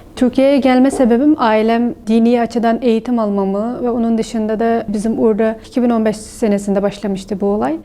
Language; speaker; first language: Turkish; non-native, fluent; Uyghur